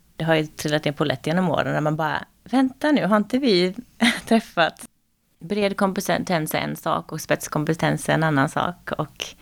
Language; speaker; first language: Swedish; native; Swedish